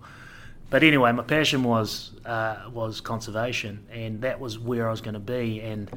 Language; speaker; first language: English; native; English